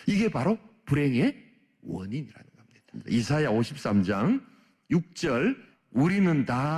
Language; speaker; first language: Korean; native; Korean